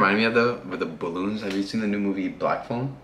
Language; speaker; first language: English; native; English